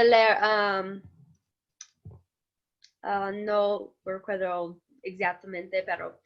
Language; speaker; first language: Spanish; non-native, learner; English